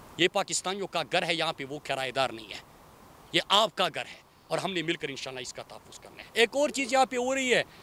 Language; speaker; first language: Urdu; non-native, local second language; Pashto